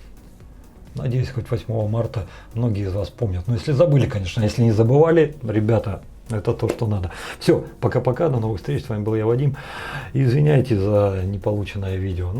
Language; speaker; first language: Russian; native; Russian